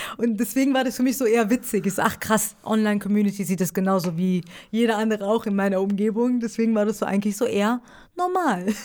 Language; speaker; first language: German; early bilingual, other home language; Persian